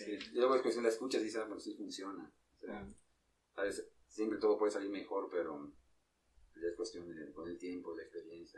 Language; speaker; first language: Spanish; native; Spanish